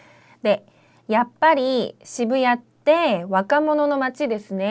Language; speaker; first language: Japanese; non-native, fluent; Korean